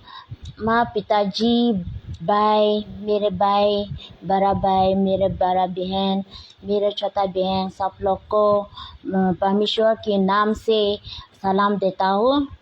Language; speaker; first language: Hindi; non-native, local second language; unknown